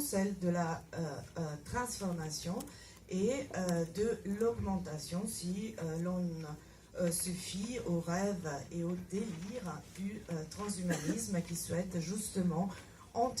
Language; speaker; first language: French; non-native, fluent; Italian